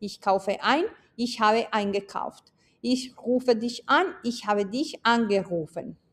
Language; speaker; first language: German; non-native, fluent; Spanish